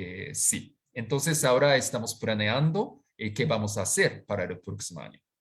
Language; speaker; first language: Spanish; non-native, fluent; Japanese